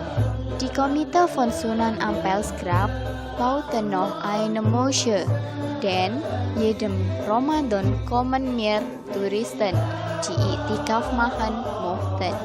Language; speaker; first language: German; non-native, learner; Indonesian